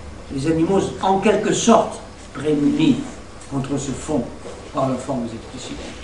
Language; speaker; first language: French; native; French